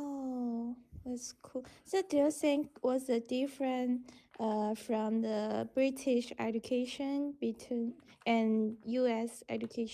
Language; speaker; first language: English; non-native, learner; Chinese